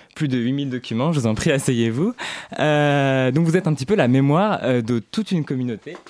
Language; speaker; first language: French; native; French